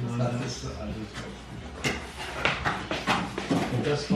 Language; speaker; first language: German; native; German